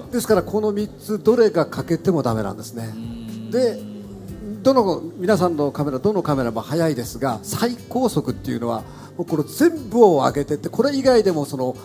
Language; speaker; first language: Japanese; native; Japanese